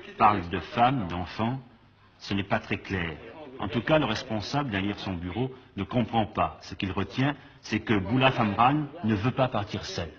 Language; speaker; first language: French; native; French